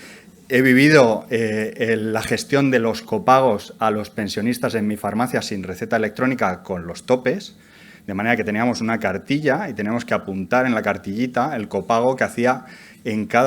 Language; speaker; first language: Spanish; native; Spanish